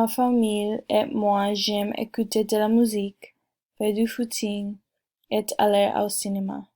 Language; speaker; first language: French; non-native, learner; English